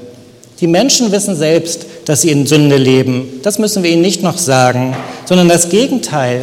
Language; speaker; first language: German; native; German